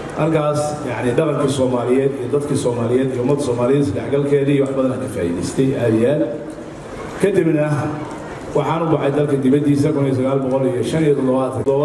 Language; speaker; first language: Somali; early bilingual, heritage; Somali